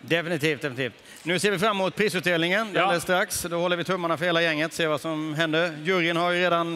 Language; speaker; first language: Swedish; native; Swedish